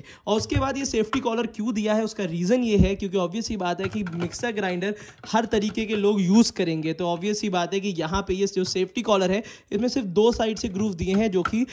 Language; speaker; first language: Hindi; native; Hindi